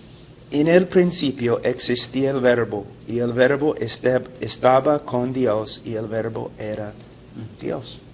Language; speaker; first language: Spanish; non-native, fluent; English